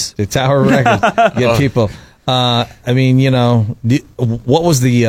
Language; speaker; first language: English; non-native, local second language; Filipino